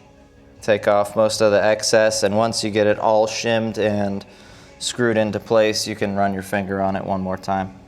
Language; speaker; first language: English; native; English